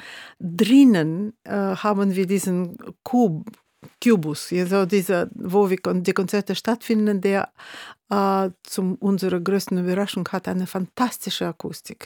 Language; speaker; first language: German; non-native, fluent; Russian